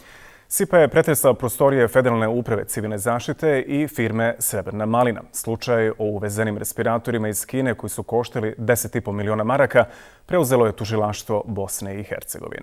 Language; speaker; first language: Serbian; native; Serbian